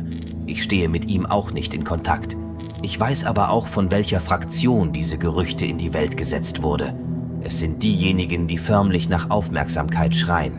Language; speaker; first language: German; native; German